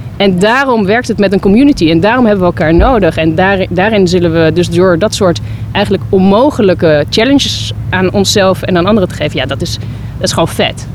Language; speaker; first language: Dutch; native; Dutch